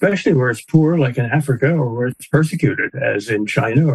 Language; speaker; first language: English; native; English